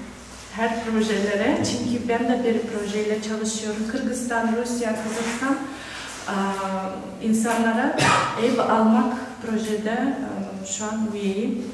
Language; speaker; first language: Turkish; non-native, fluent; Kyrgyz